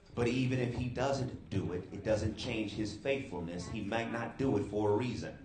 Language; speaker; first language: English; native; English